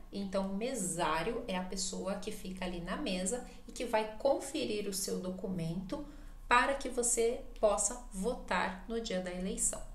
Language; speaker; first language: Portuguese; native; Portuguese